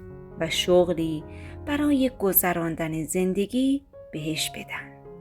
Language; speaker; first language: Persian; native; Persian